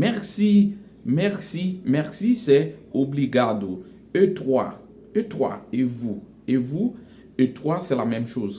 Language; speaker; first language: French; non-native, local second language; Haitian Creole